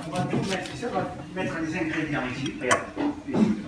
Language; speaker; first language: French; native; French